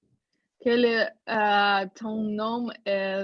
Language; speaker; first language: French; non-native, learner; Russian